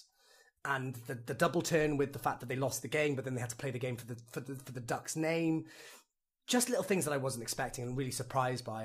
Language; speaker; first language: English; native; English